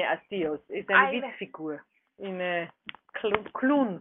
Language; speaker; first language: Greek; non-native, learner; German